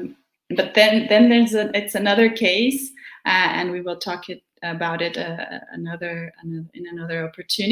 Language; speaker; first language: English; non-native, fluent; Portuguese